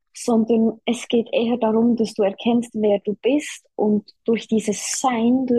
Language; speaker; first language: German; native; German